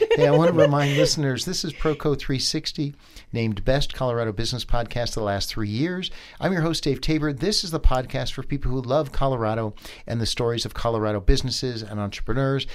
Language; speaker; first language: English; native; English